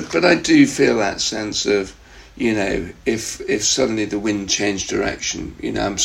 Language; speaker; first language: English; native; English